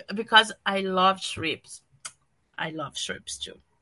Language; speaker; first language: English; non-native, learner; Portuguese